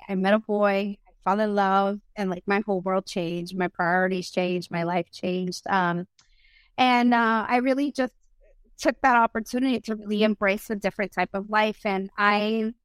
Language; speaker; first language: English; early bilingual, other home language; Spanish